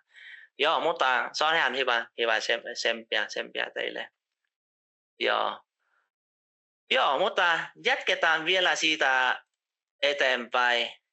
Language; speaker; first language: Finnish; non-native, fluent; Vietnamese